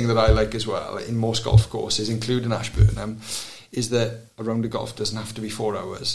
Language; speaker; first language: English; native; English